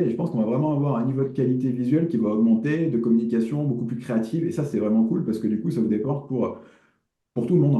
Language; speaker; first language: French; native; French